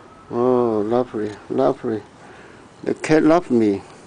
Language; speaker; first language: English; non-native, learner; Cantonese